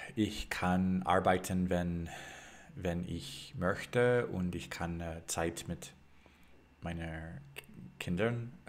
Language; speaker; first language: German; non-native, learner; English